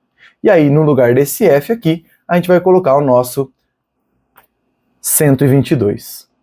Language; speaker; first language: Portuguese; native; Portuguese